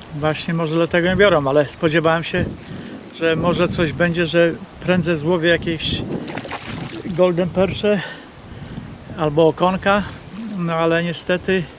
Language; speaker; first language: Polish; native; Polish